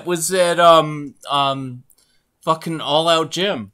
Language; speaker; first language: English; native; English